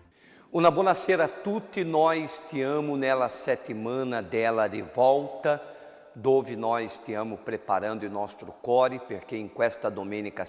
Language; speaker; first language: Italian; non-native, fluent; Portuguese